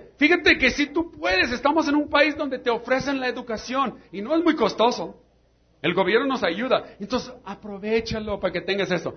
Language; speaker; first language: Spanish; non-native, fluent; English